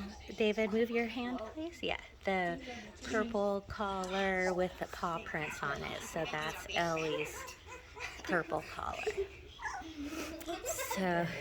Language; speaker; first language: English; native; English